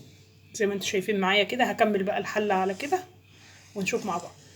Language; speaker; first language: Arabic; native; Arabic